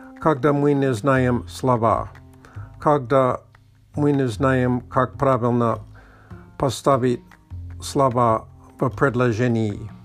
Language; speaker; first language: Russian; non-native, learner; English